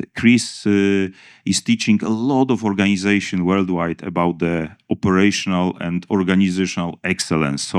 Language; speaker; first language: English; non-native, fluent; Polish